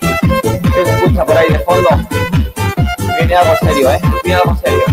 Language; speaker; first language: Spanish; native; Spanish